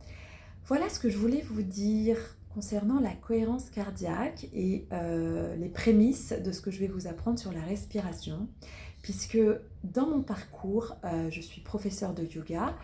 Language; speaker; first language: French; native; French